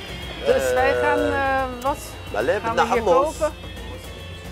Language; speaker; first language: Dutch; native; Dutch